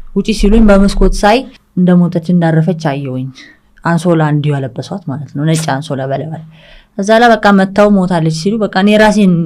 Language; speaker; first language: Amharic; early bilingual, other home language; English